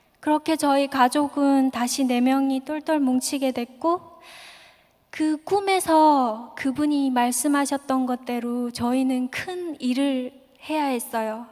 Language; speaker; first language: Korean; native; Korean